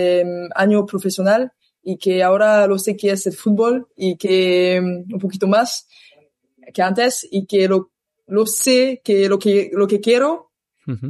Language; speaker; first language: Spanish; non-native, learner; French